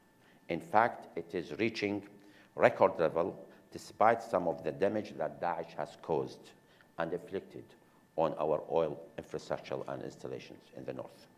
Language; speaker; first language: English; non-native, fluent; Arabic